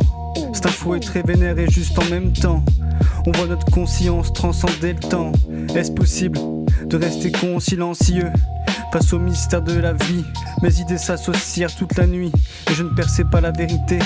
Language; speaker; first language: French; native; French